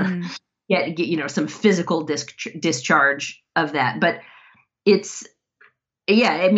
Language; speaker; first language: English; native; English